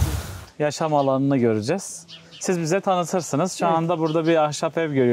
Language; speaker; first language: Turkish; native; Turkish